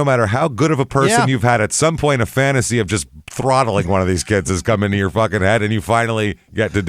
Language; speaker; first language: English; native; English